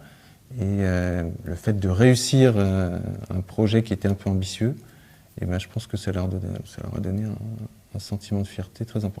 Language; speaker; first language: French; native; French